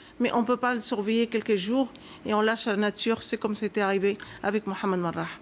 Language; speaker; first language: French; non-native, local second language; Arabic